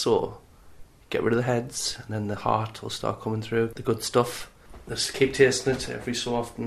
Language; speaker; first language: English; native; English